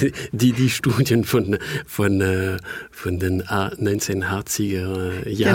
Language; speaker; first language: German; non-native, fluent; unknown